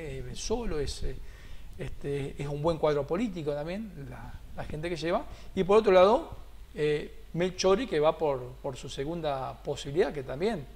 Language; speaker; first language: Spanish; native; Spanish